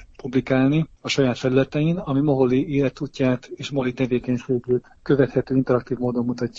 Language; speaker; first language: Hungarian; native; Hungarian